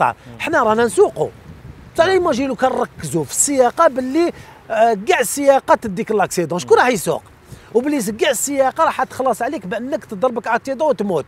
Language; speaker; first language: Arabic; native; Arabic